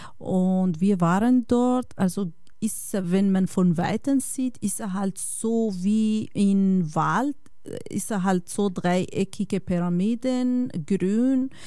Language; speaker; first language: German; non-native, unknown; Bosnian